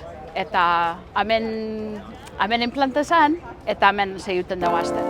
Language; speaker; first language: Basque; early bilingual, heritage; Basque